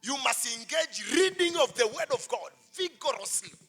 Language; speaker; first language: English; non-native, local second language; Swahili